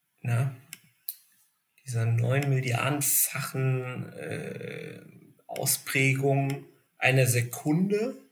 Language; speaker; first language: German; native; German